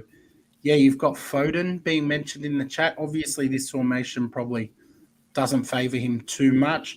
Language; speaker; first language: English; native; English